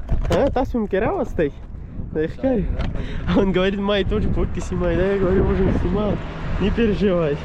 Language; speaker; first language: Russian; non-native, learner; Pashto